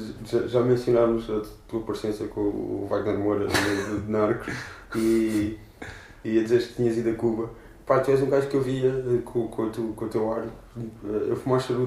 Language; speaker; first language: Portuguese; native; Portuguese